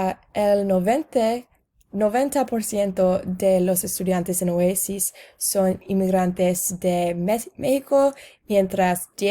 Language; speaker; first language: Spanish; non-native, learner; English